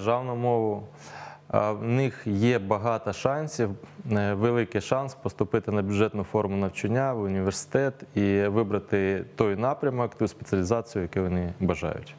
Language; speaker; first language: Ukrainian; native; Ukrainian